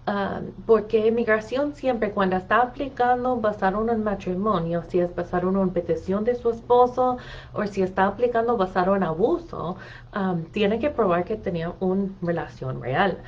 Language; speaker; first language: Spanish; non-native, fluent; English